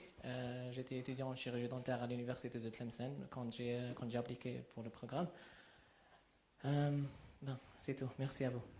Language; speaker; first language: French; non-native, local second language; Arabic